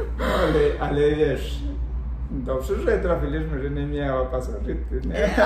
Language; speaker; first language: Polish; non-native, fluent; Spanish